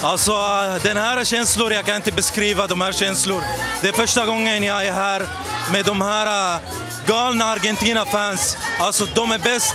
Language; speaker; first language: Swedish; non-native, fluent; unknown